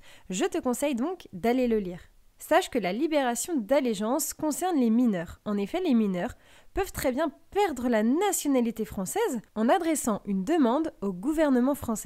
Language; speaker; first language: French; native; French